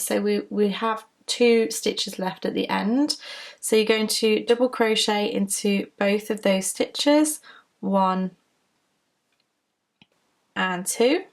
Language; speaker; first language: English; native; English